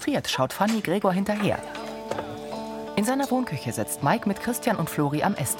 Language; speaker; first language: German; native; German